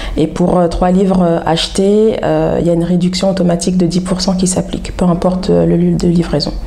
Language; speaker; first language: French; native; French